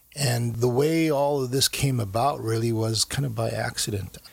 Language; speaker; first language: English; native; English